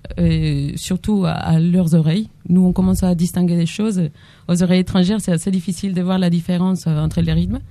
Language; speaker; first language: French; non-native, fluent; Spanish